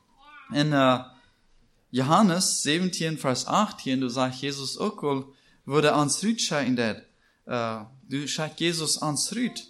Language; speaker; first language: German; non-native, learner; Plautdietsch